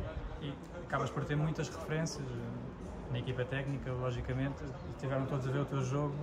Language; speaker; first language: Portuguese; native; Portuguese